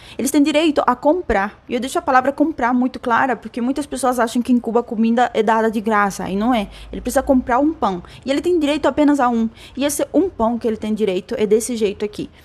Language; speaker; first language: Portuguese; non-native, fluent; Spanish